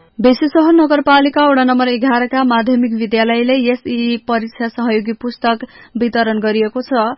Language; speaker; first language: Nepali; native; Nepali